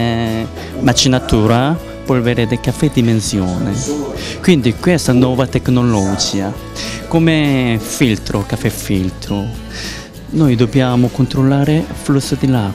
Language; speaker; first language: Italian; non-native, learner; Korean